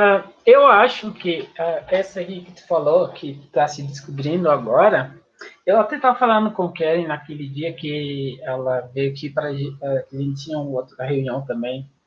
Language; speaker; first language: Portuguese; non-native, fluent; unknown